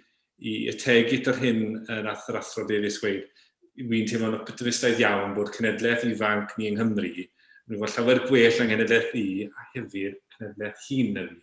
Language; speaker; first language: Welsh; native; Welsh